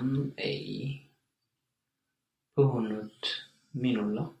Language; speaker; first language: Finnish; non-native, learner; English